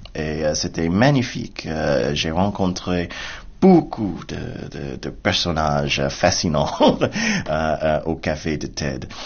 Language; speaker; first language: French; non-native, fluent; English